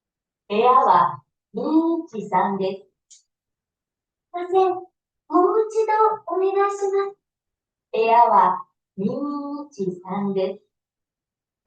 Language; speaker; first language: Japanese; non-native, learner; Indonesian